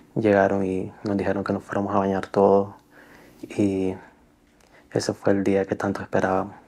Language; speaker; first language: Spanish; native; Spanish